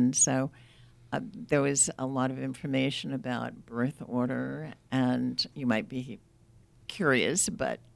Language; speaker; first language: English; native; English